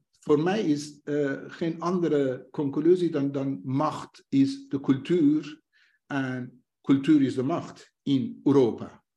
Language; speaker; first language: Dutch; non-native, fluent; Persian